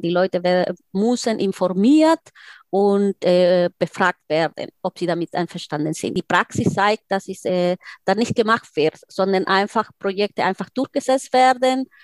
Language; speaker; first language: German; non-native, fluent; Spanish